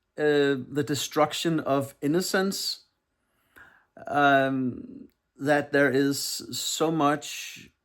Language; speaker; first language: English; non-native, fluent; Danish